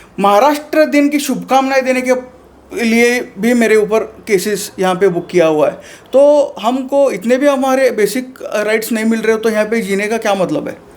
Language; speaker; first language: Hindi; non-native, local second language; Marathi